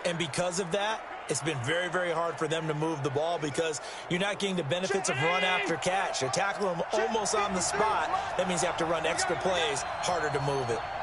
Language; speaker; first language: English; native; English